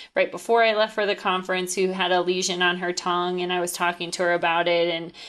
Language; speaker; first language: English; native; English